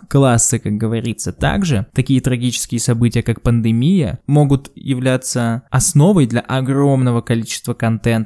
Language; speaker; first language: Russian; native; Russian